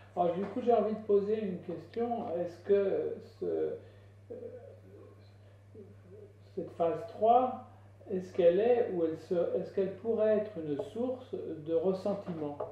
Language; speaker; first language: French; native; French